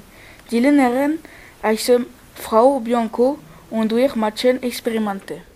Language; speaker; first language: German; non-native, learner; French